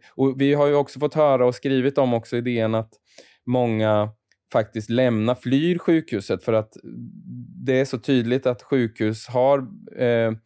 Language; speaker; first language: Swedish; native; Swedish